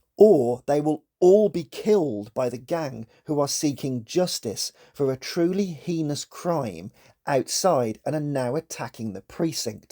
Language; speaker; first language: English; native; English